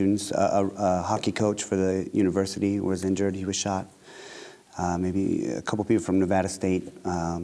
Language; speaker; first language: English; native; English